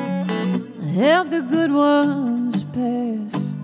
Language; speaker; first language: English; native; English